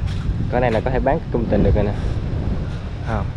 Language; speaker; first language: Vietnamese; native; Vietnamese